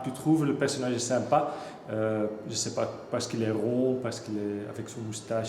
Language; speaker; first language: French; non-native, local second language; Dutch